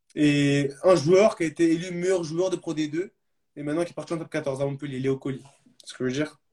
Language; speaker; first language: French; early bilingual, other home language; Arabic